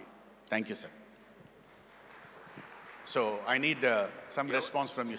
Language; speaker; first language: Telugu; native; Telugu